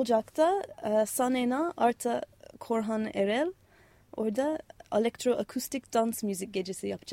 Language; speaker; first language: Turkish; non-native, fluent; English